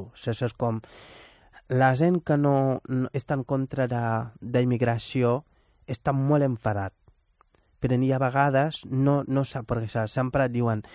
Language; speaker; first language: Catalan; non-native, fluent; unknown